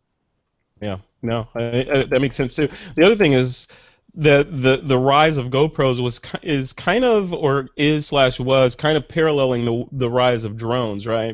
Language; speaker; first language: English; native; English